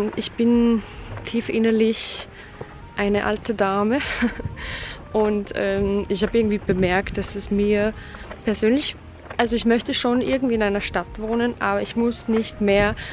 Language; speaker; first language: German; native; German